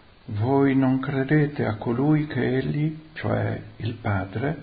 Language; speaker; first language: Italian; native; Italian